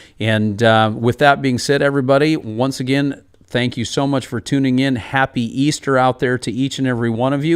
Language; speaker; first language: English; native; English